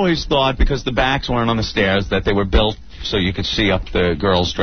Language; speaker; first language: English; native; English